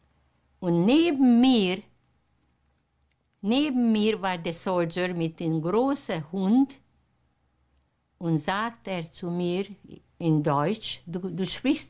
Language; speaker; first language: German; non-native, learner; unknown